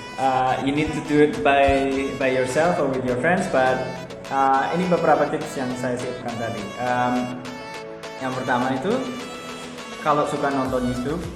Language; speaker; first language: Indonesian; non-native, fluent; English